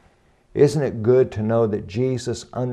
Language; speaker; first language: English; native; English